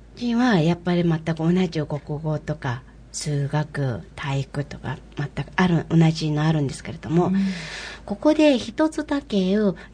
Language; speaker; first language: Japanese; non-native, fluent; Mongolian